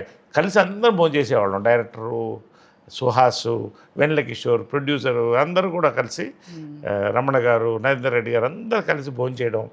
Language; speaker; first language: Telugu; native; Telugu